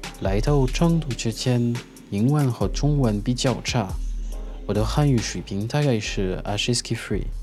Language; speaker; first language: Chinese; non-native, fluent; French